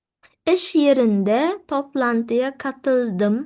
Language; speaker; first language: Turkish; non-native, fluent; Uzbek